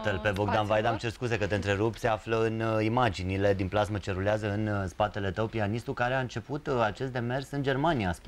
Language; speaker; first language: Romanian; native; Romanian